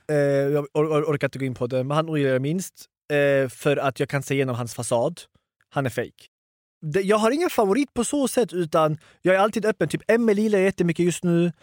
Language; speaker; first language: Swedish; early bilingual, other home language; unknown